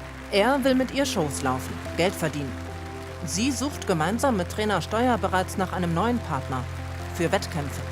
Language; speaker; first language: German; native; German